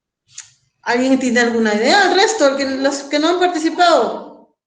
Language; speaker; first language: Spanish; native; Spanish